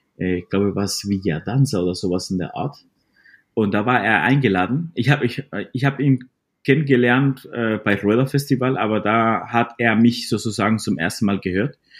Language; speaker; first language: German; non-native, fluent; Spanish